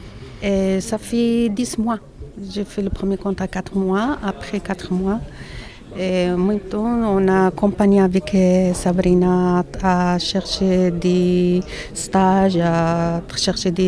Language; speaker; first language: French; non-native, learner; Arabic